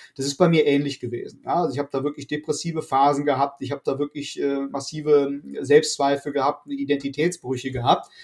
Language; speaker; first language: German; native; German